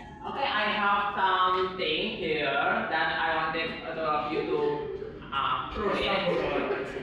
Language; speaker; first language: English; non-native, learner; Indonesian